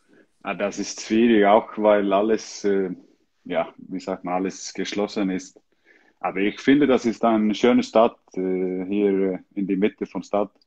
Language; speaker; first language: German; non-native, learner; Icelandic